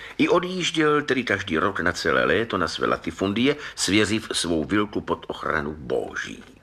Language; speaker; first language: Czech; native; Czech